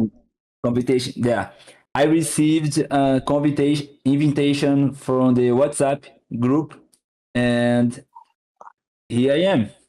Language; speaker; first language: English; non-native, learner; Portuguese